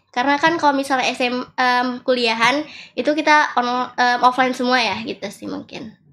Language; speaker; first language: Indonesian; native; Indonesian